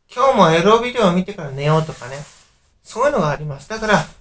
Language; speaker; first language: Japanese; native; Japanese